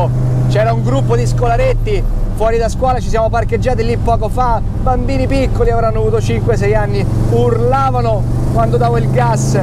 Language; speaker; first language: Italian; native; Italian